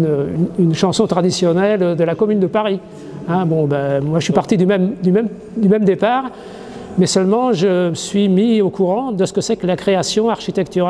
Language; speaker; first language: French; native; French